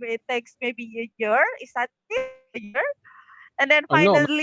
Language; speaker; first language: English; non-native, fluent; Indonesian